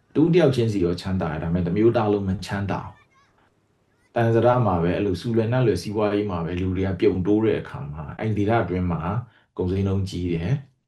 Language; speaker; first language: Burmese; non-native, local second language; Kachin